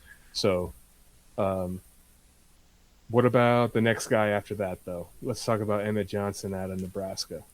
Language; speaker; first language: English; native; English